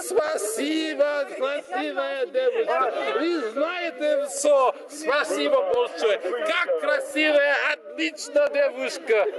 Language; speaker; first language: Russian; non-native, learner; English